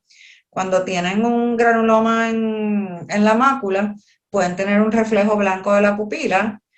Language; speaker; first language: Spanish; native; Spanish